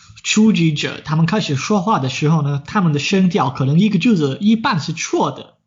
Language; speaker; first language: Chinese; non-native, fluent; English